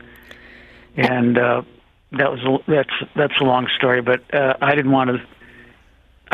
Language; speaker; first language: English; native; English